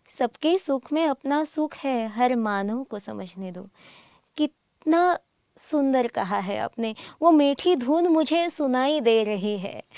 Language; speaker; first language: Hindi; native; Hindi